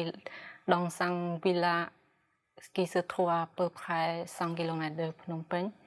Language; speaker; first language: French; non-native, fluent; Khmer